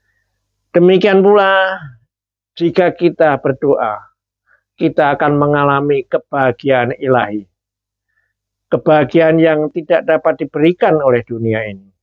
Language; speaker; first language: Indonesian; native; Indonesian